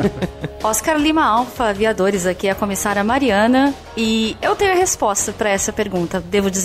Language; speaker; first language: Portuguese; native; Portuguese